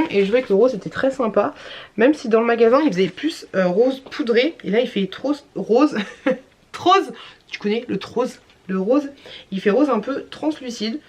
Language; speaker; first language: French; native; French